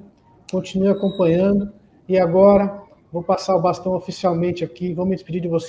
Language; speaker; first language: Portuguese; native; Portuguese